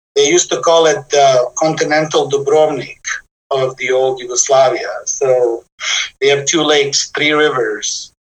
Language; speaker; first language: English; non-native, fluent; Bosnian